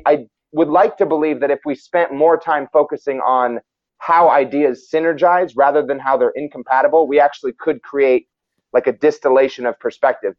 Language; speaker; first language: English; native; English